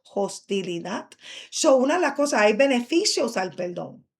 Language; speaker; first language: Spanish; early bilingual, heritage; Spanish